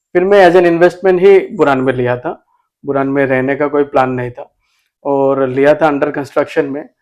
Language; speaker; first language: Hindi; non-native, local second language; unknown